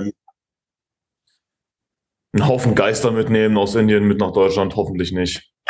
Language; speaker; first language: German; native; German